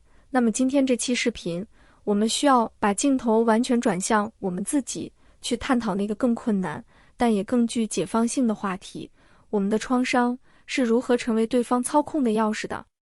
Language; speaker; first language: Chinese; native; Chinese